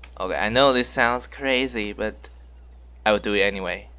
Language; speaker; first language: English; non-native, learner; Chinese